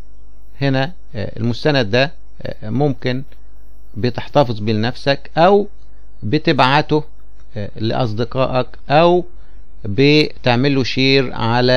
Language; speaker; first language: Arabic; native; Arabic